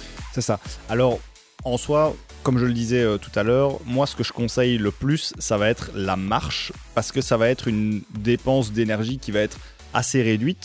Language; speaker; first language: French; native; French